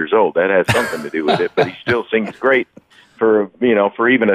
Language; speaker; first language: English; native; English